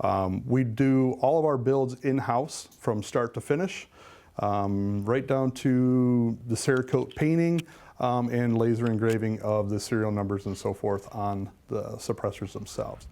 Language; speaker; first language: English; native; English